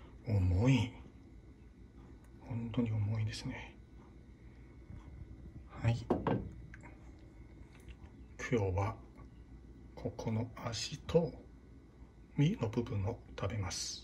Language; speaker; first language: Japanese; non-native, fluent; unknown